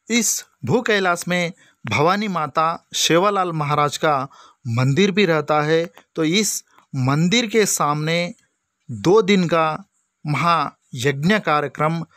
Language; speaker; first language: Hindi; non-native, local second language; Lambadi